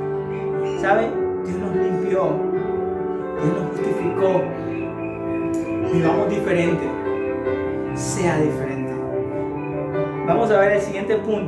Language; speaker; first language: Spanish; native; Spanish